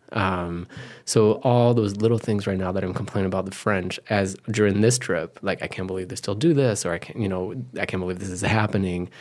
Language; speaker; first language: English; non-native, fluent; French